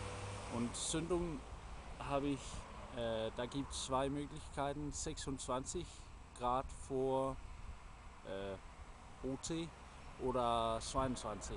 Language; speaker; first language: German; non-native, fluent; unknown